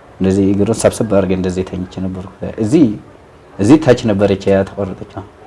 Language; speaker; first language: Amharic; non-native, local second language; Oromo